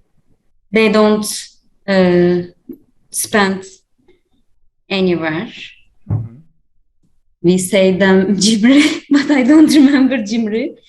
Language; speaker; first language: English; non-native, learner; Turkish